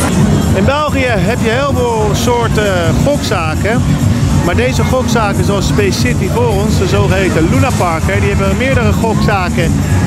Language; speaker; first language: Dutch; native; Dutch